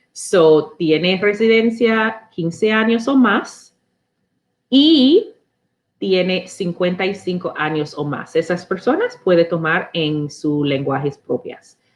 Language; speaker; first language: Spanish; non-native, learner; English